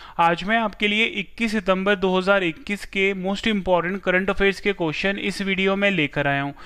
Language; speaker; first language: Hindi; non-native, local second language; Gujarati